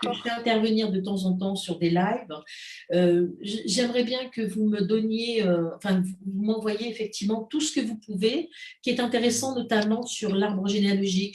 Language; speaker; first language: French; native; French